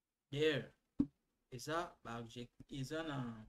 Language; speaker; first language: English; non-native, fluent; Lingala